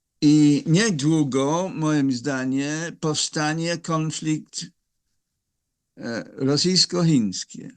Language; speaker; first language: Polish; non-native, fluent; English